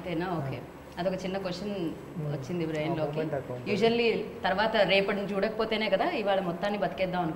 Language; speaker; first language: Telugu; native; Telugu